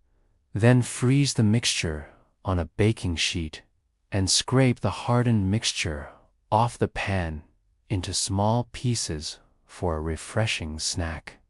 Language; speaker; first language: English; native; English